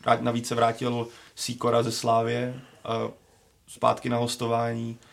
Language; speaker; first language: Czech; native; Czech